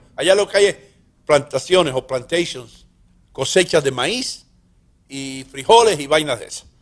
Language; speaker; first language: Spanish; early bilingual, heritage; Spanish